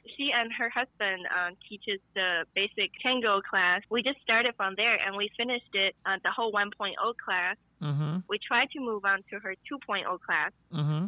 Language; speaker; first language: English; non-native, fluent; Chinese